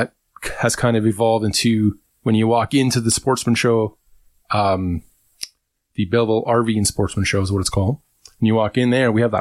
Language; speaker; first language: English; native; English